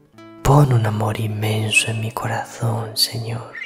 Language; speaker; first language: Spanish; native; Spanish